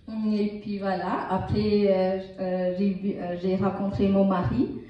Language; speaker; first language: French; non-native, learner; Tamil